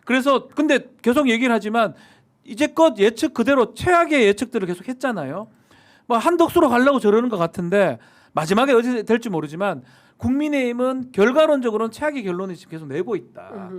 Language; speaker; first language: Korean; native; Korean